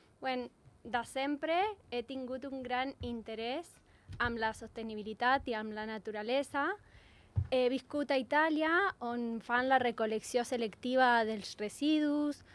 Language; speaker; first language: Catalan; non-native, learner; Spanish